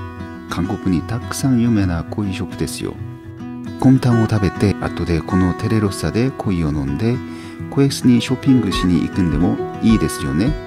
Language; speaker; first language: Japanese; non-native, learner; Korean